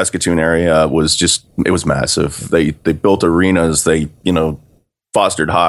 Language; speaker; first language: English; native; English